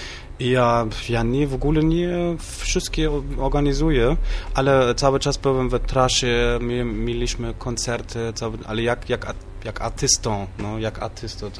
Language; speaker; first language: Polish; non-native, learner; German